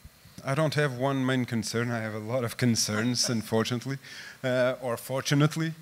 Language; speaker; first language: English; non-native, fluent; Portuguese